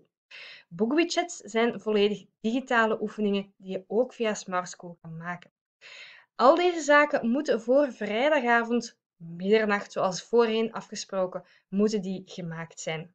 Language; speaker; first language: Dutch; native; Dutch